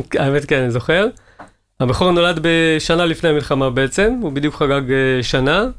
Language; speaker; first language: Hebrew; native; Hebrew